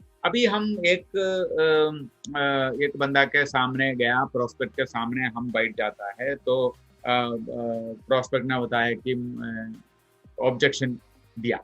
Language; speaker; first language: Hindi; non-native, local second language; Malayalam